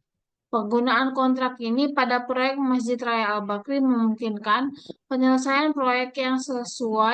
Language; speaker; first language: Indonesian; native; Indonesian